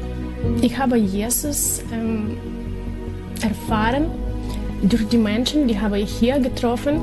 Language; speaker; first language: German; non-native, fluent; Ukrainian